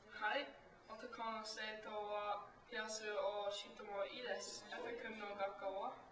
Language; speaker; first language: Japanese; non-native, learner; English